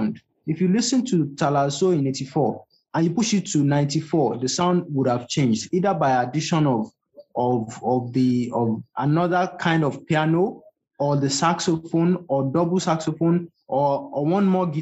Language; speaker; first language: English; non-native, local second language; Yoruba